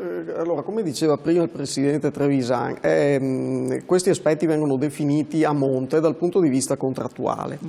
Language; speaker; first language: Italian; native; Italian